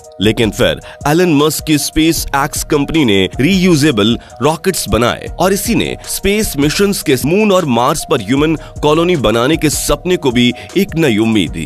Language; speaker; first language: Hindi; native; Hindi